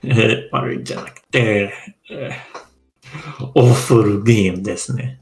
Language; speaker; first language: Japanese; non-native, learner; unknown